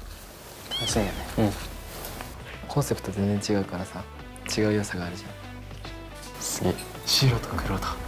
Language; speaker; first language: Japanese; native; Japanese